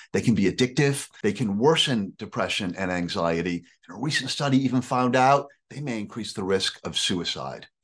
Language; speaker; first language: English; native; English